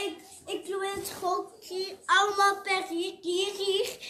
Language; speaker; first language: Dutch; non-native, learner; French